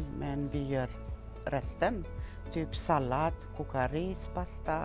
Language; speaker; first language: Swedish; non-native, local second language; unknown